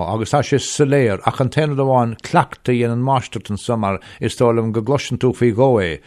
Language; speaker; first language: Irish; native; Irish